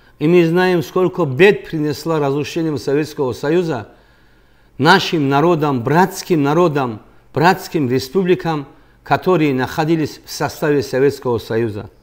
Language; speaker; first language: Russian; non-native, local second language; Avaric